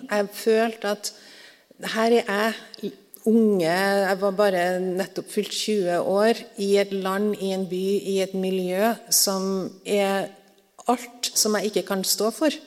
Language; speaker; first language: Norwegian; native; Norwegian